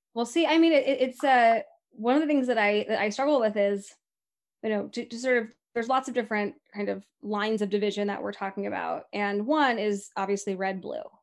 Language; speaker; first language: English; native; English